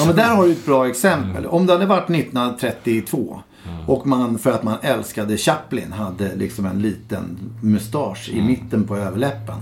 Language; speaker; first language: Swedish; native; Swedish